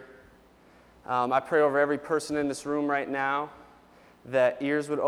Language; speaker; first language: English; native; English